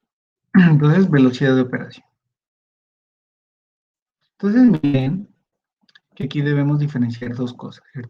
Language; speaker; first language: Spanish; native; Spanish